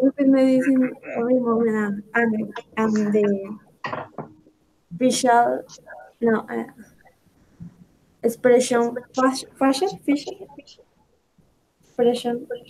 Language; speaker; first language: English; non-native, learner; Spanish